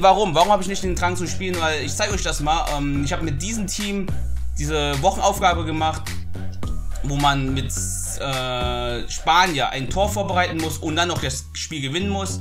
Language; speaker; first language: German; native; German